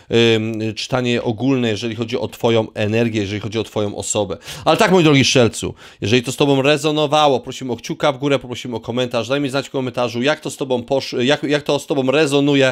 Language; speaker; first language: Polish; native; Polish